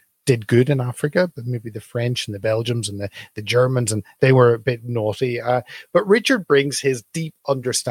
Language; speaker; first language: English; native; English